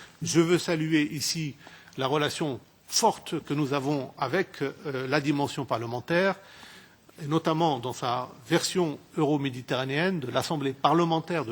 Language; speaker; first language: French; non-native, local second language; Arabic